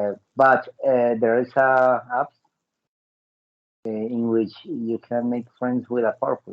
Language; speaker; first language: English; non-native, learner; Spanish